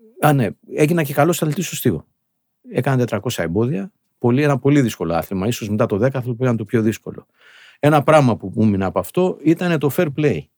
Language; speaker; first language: Greek; native; Greek